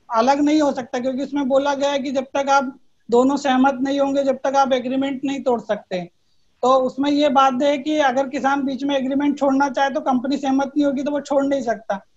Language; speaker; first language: Hindi; native; Hindi